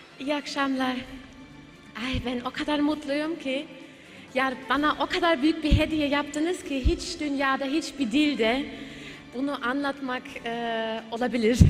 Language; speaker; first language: Turkish; early bilingual, heritage; Turkish